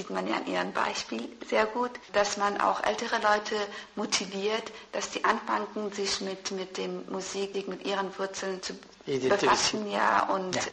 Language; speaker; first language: German; early bilingual, other home language; Persian